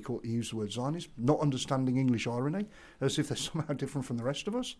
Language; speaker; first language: English; native; English